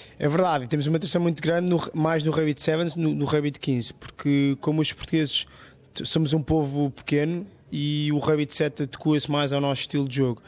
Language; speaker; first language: Portuguese; native; Portuguese